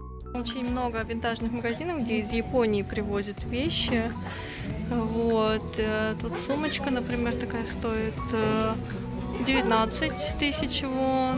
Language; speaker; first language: Russian; early bilingual, heritage; Russian